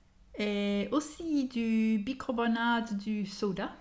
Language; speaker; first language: French; non-native, learner; English